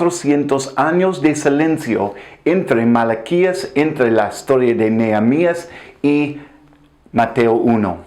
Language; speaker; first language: Spanish; non-native, fluent; English